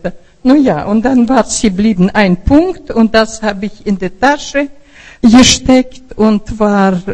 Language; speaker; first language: German; non-native, fluent; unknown